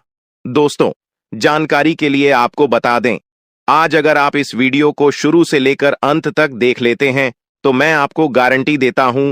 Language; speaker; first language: Hindi; non-native, local second language; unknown